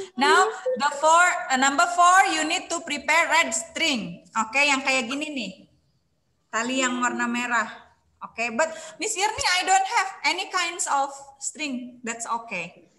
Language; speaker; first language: English; non-native, fluent; Indonesian